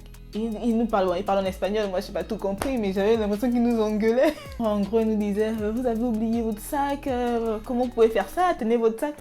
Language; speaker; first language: French; native; French